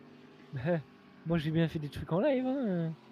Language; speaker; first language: French; native; French